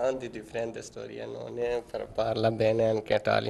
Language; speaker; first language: Italian; non-native, learner; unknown